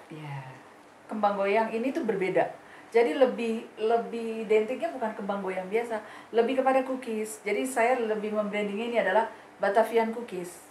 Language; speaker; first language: Indonesian; native; Indonesian